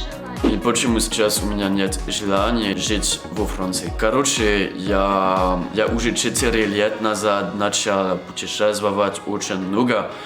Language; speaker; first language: Russian; non-native, learner; French